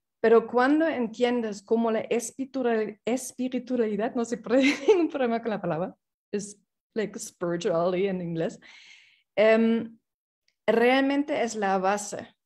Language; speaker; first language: Spanish; non-native, fluent; English